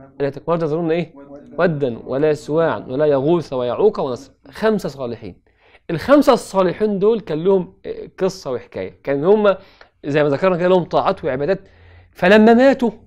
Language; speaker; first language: Arabic; native; Arabic